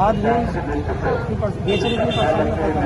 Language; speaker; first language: Hindi; native; Hindi